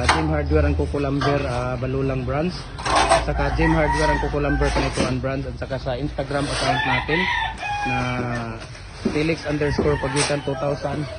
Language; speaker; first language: Filipino; non-native, local second language; Cebuano